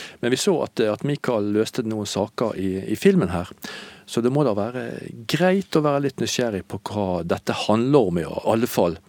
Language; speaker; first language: Norwegian; native; Norwegian